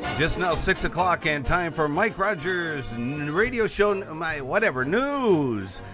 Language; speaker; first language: English; native; English